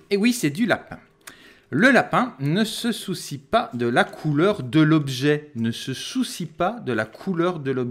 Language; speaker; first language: French; native; French